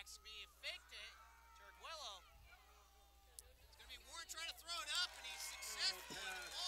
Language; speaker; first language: English; native; English